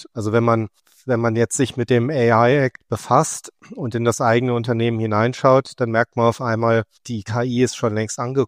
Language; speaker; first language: German; native; German